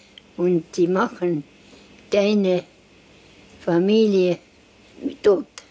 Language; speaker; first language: German; non-native, learner; Estonian